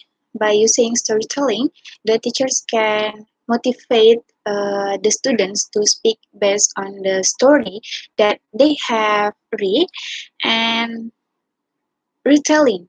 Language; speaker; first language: English; non-native, learner; Indonesian